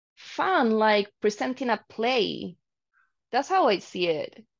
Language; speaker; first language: English; non-native, fluent; Spanish